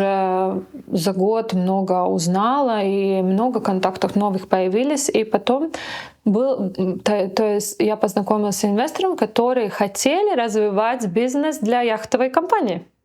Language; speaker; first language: Russian; non-native, local second language; Latvian